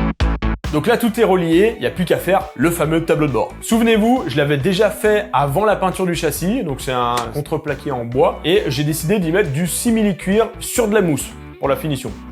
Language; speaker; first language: French; native; French